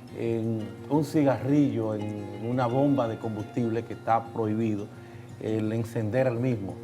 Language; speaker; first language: Spanish; native; Spanish